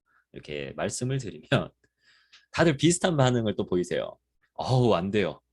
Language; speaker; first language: Korean; native; Korean